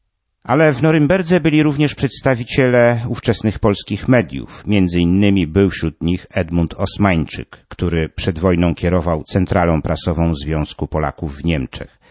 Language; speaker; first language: Polish; native; Polish